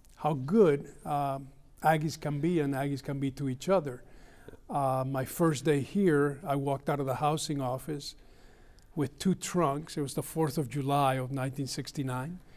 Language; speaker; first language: English; early bilingual, other home language; Spanish